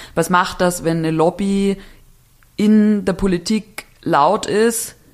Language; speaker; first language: German; native; German